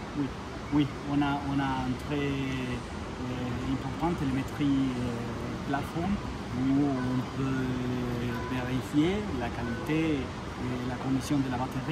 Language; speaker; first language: French; non-native, learner; Spanish